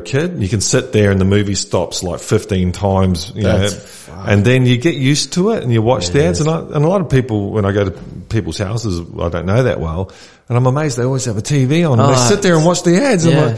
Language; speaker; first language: English; native; English